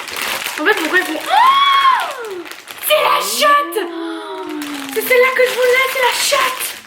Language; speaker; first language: French; native; French